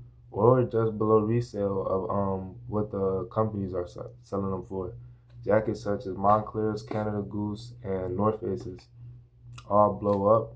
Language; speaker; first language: English; native; English